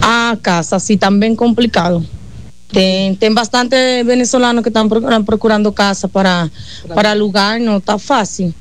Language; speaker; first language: Portuguese; non-native, learner; Spanish